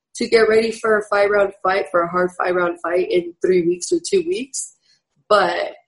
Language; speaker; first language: English; native; English